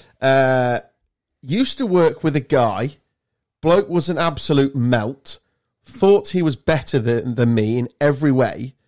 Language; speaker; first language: English; native; English